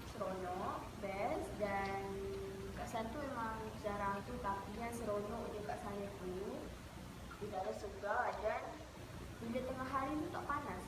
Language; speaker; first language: Malay; native; Malay